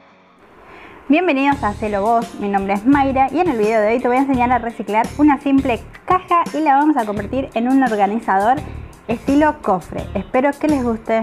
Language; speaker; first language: Spanish; native; Spanish